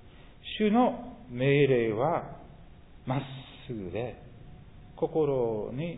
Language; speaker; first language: Japanese; non-native, fluent; English